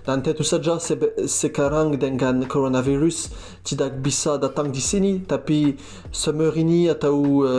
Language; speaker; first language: Indonesian; non-native, learner; French